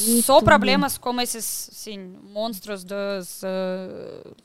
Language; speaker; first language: Portuguese; non-native, fluent; Russian